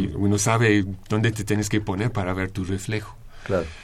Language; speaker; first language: Spanish; non-native, fluent; English